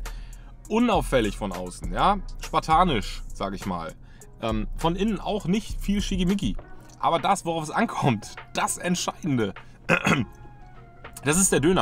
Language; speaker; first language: German; native; German